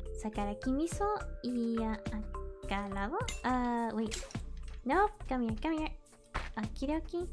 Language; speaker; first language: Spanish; early bilingual, heritage; Spanish